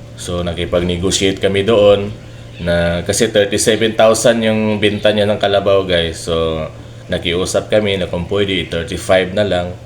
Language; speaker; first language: Filipino; non-native, local second language; Cebuano